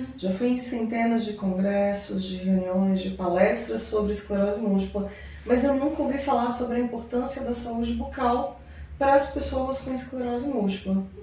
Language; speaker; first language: Portuguese; native; Portuguese